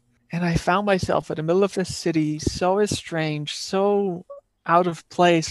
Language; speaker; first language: English; non-native, fluent; Dutch